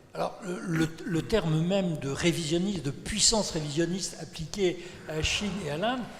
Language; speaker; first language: French; native; French